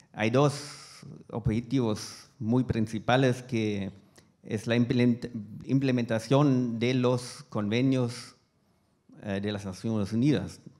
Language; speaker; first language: Spanish; non-native, fluent; German